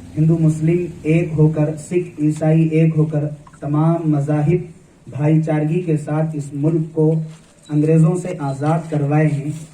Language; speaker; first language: Hindi; native; Hindi